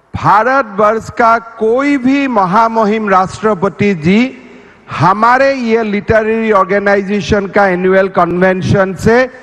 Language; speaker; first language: Hindi; non-native, local second language; Assamese